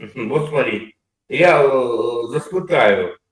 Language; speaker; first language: Russian; native; Russian